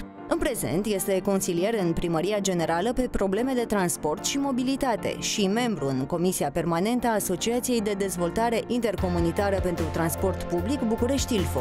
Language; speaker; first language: Romanian; native; Romanian